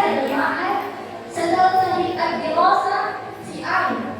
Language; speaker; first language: Arabic; non-native, fluent; Indonesian